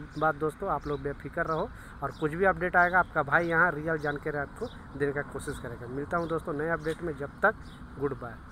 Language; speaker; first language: Hindi; native; Hindi